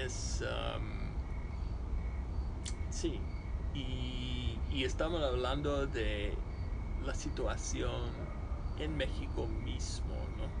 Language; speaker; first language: Spanish; non-native, fluent; English